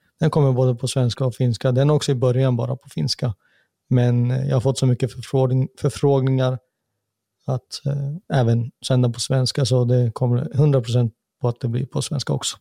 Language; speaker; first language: Swedish; native; Swedish